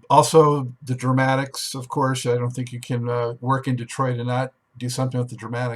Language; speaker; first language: English; native; English